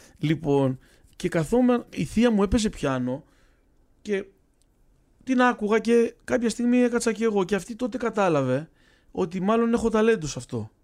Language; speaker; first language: Greek; early bilingual, other home language; Russian